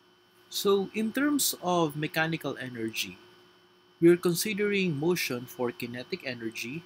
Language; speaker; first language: English; non-native, local second language; Filipino